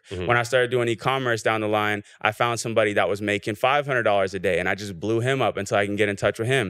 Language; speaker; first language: English; native; English